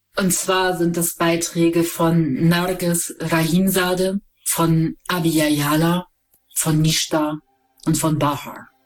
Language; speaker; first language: German; native; German